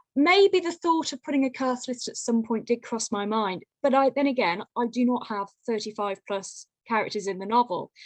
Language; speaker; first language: English; native; English